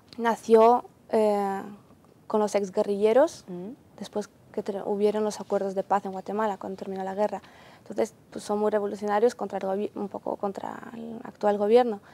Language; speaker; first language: Spanish; non-native, fluent; Ukrainian